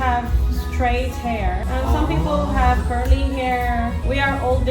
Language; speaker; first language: English; non-native, fluent; Arabic